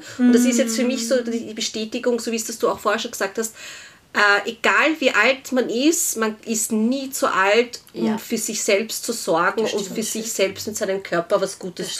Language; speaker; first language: German; native; German